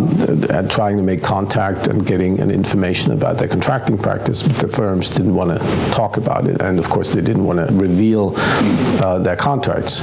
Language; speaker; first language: English; non-native, fluent; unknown